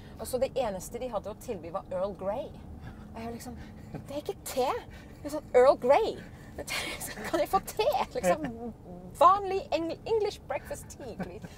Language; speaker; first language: Norwegian; non-native, fluent; English